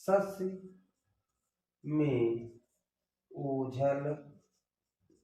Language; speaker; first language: Hindi; native; Hindi